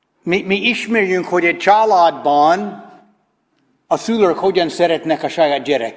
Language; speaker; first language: Hungarian; non-native, fluent; English